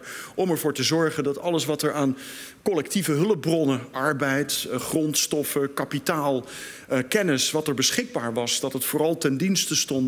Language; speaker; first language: Dutch; native; Dutch